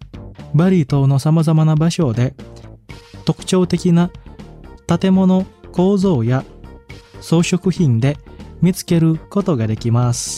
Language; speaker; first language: Japanese; non-native, fluent; Indonesian